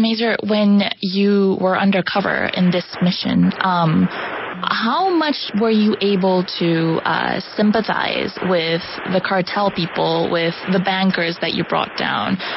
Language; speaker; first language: English; non-native, fluent; Spanish